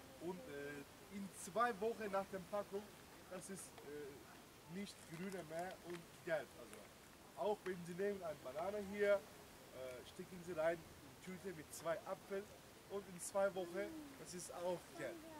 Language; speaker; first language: German; non-native, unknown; Turkish